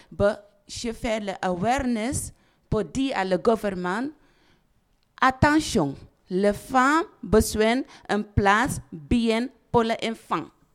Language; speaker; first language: French; non-native, learner; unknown